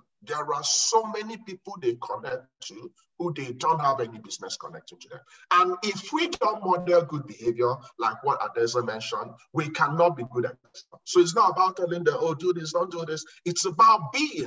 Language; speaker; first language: English; non-native, local second language; Igbo